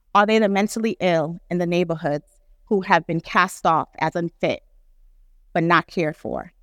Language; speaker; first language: English; native; English